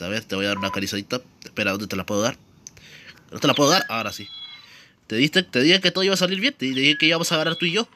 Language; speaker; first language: Spanish; native; Spanish